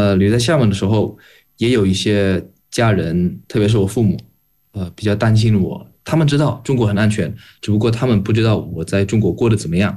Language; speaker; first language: Chinese; non-native, fluent; Indonesian